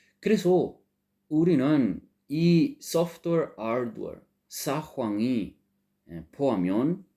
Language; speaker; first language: Korean; non-native, learner; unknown